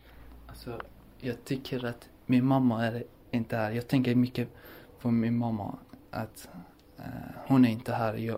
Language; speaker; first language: Swedish; non-native, learner; Persian